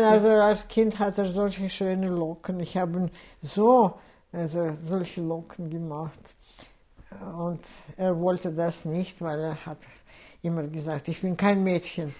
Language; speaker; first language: German; non-native, fluent; Russian